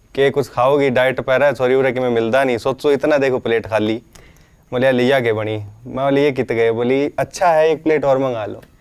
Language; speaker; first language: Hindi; native; Hindi